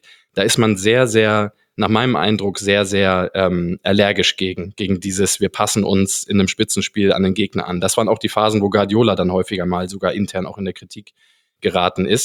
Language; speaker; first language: German; native; German